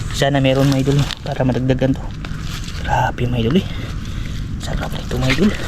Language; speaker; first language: Filipino; non-native, local second language; Cebuano